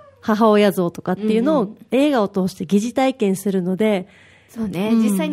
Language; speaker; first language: Japanese; native; Japanese